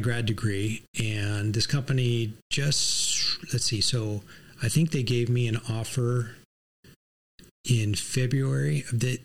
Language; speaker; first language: English; native; English